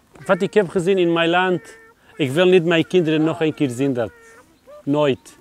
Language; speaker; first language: Dutch; non-native, learner; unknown